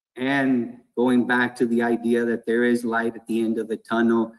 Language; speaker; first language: English; early bilingual, other home language; Spanish